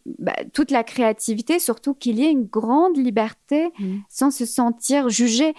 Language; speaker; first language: French; early bilingual, other home language; Arabic